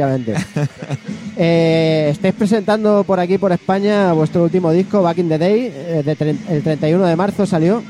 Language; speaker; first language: Spanish; native; Spanish